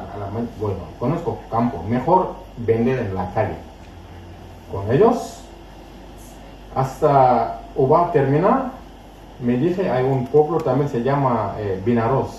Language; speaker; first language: Spanish; non-native, learner; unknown